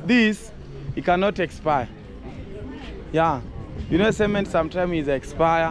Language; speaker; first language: English; non-native, learner; Swahili